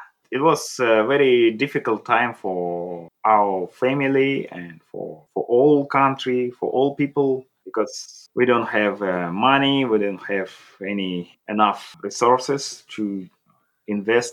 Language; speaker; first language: English; non-native, learner; Russian